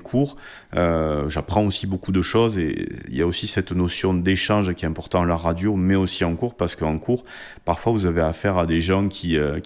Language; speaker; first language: French; native; French